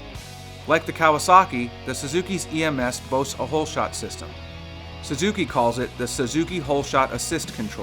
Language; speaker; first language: English; native; English